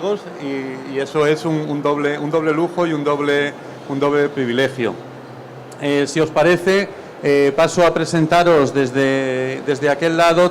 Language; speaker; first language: Spanish; native; Spanish